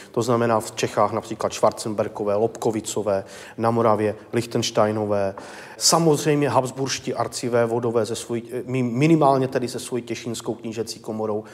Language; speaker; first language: Czech; native; Czech